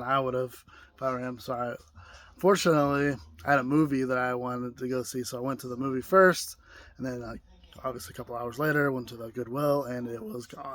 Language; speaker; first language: English; native; English